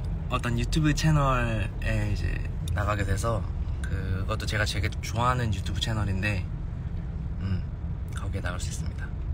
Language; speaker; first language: Korean; early bilingual, heritage; Korean